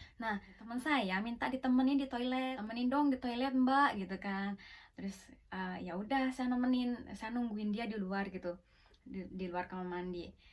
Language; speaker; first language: Indonesian; native; Indonesian